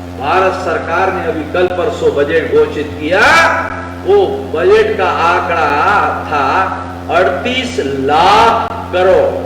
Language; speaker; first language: Hindi; non-native, local second language; Marathi